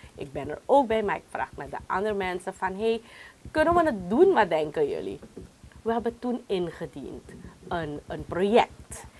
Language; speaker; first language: Dutch; non-native, local second language; Caribbean Hindustani